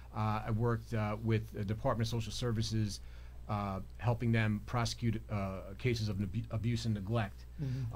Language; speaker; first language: English; native; English